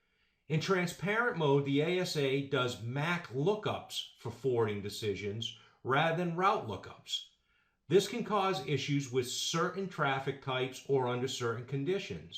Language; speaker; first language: English; native; English